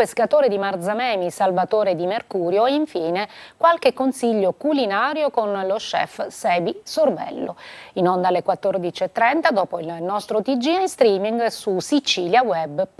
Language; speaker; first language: Italian; native; Italian